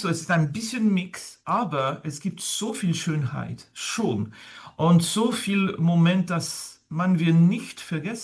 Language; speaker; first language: German; non-native, fluent; French